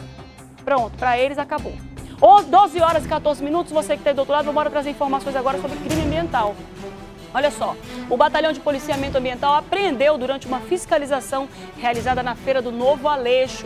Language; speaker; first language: Portuguese; native; Portuguese